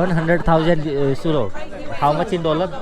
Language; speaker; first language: Hindi; native; Hindi